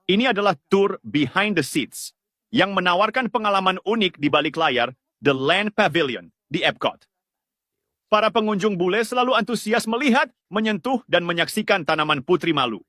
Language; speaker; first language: Indonesian; native; Indonesian